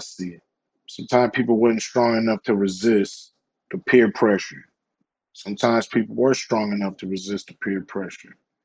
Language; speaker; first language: English; native; English